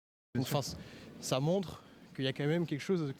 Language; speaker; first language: French; native; French